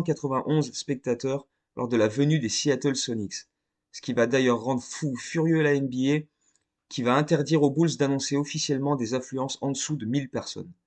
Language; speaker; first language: French; native; French